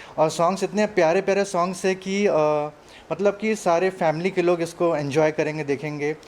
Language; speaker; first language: Hindi; non-native, local second language; Telugu